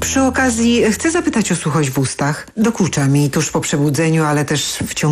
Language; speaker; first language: Polish; native; Polish